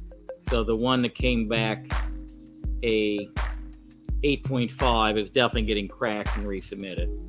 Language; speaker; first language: English; native; English